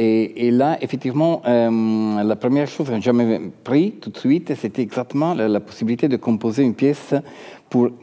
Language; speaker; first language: French; non-native, fluent; Italian